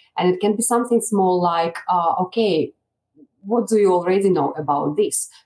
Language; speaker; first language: English; non-native, fluent; Russian